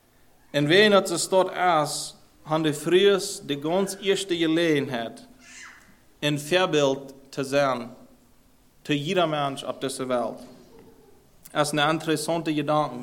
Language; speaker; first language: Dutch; non-native, learner; German